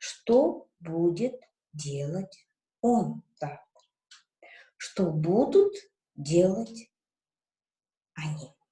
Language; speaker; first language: Russian; non-native, local second language; Kazakh